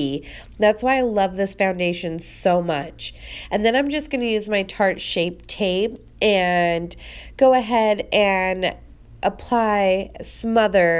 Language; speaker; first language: English; native; English